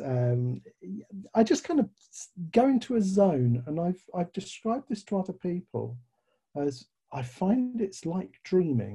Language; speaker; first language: English; native; English